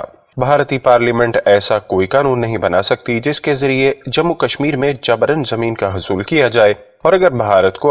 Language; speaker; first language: Urdu; native; Urdu